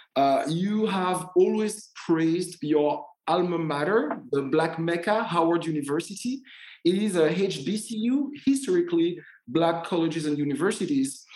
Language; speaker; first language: English; non-native, fluent; French